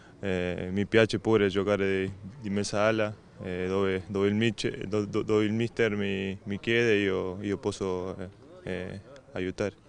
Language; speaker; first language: Italian; non-native, learner; Spanish